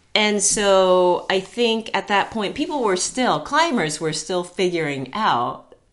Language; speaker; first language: English; early bilingual, heritage; Chinese